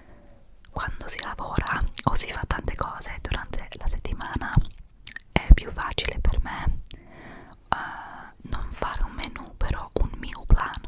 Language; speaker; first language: Italian; non-native, fluent; English